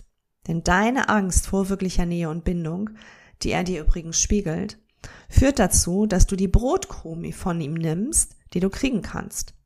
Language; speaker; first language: German; native; German